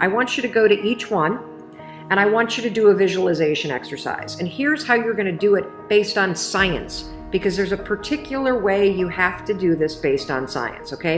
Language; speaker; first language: English; native; English